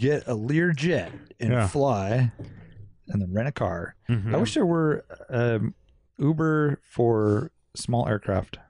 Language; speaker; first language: English; native; English